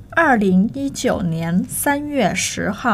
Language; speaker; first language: Chinese; non-native, fluent; Thai